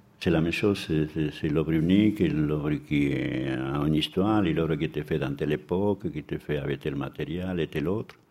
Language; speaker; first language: French; non-native, fluent; Spanish